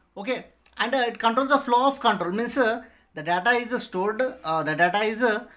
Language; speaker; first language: English; non-native, local second language; Telugu